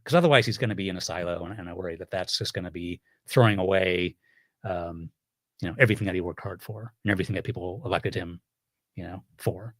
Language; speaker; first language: English; native; English